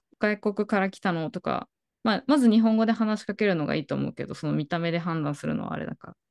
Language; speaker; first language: Japanese; native; Japanese